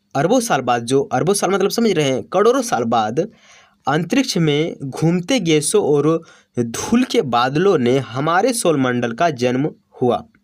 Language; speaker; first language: Hindi; native; Hindi